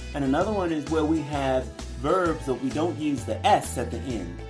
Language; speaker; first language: English; native; English